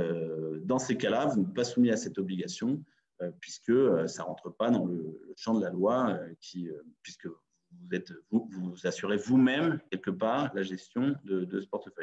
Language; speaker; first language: French; native; French